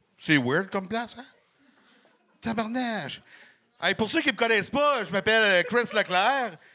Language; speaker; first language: French; native; French